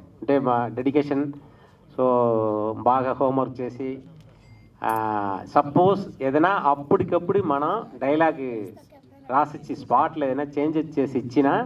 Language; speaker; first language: Telugu; native; Telugu